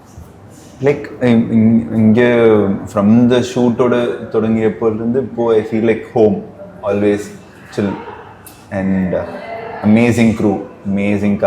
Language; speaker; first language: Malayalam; non-native, learner; Tamil